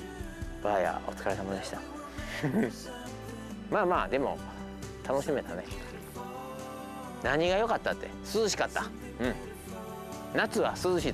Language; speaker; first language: Japanese; native; Japanese